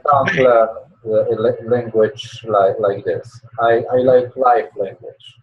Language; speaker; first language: English; non-native, learner; Polish